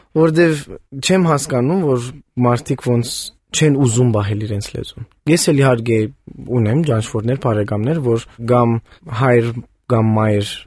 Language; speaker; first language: Armenian; early bilingual, heritage; Armenian